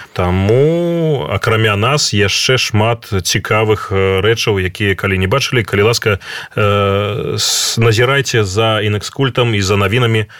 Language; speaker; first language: Belarusian; native; Belarusian